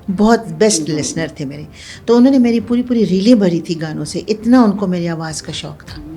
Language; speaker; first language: Urdu; non-native, local second language; Pashto